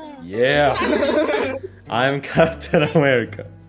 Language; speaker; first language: English; non-native, fluent; Indonesian